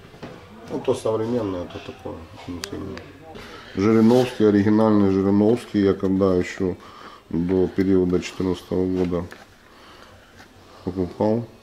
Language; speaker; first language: Russian; native; Russian